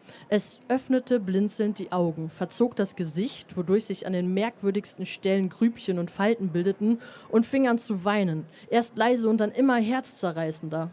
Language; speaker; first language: German; native; German